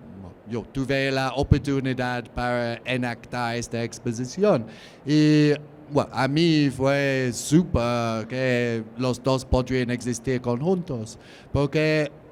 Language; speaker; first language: Spanish; non-native, learner; English